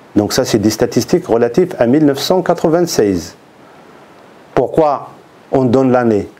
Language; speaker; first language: French; non-native, local second language; Arabic